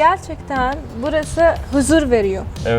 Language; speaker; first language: Turkish; non-native, learner; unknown